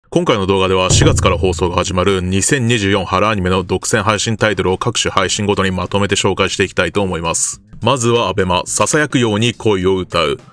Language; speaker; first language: Japanese; native; Japanese